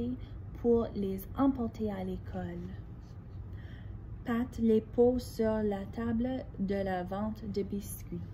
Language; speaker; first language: French; non-native, fluent; English